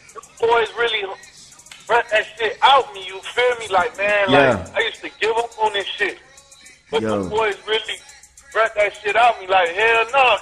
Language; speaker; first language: English; native; English